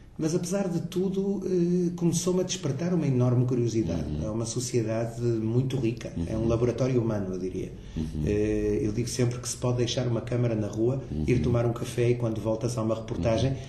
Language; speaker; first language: Portuguese; native; Portuguese